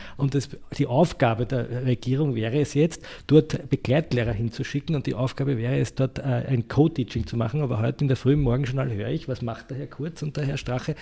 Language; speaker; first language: German; native; German